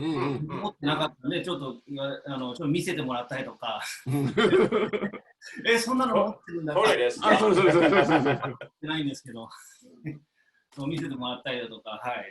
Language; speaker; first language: Japanese; native; Japanese